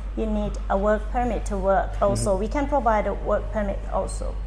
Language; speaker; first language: English; non-native, fluent; Thai